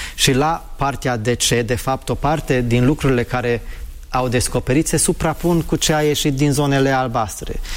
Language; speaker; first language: Romanian; non-native, fluent; English